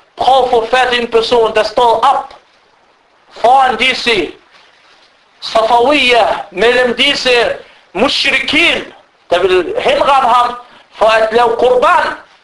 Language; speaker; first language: Danish; early bilingual, other home language; Arabic